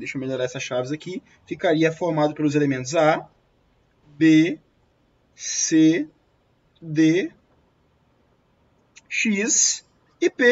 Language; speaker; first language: Portuguese; native; Portuguese